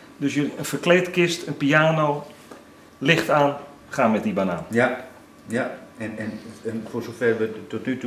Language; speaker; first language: Dutch; native; Dutch